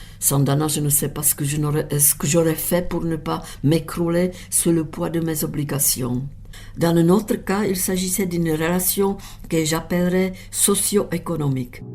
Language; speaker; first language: French; non-native, fluent; Czech